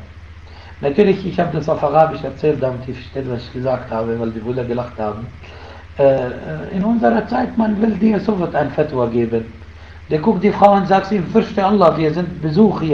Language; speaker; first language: German; non-native, fluent; Arabic